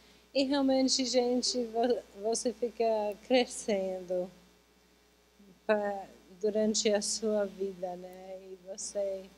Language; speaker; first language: Portuguese; non-native, fluent; English